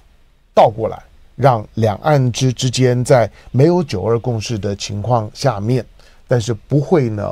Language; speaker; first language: Chinese; native; Chinese